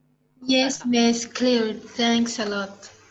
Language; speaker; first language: English; non-native, learner; Arabic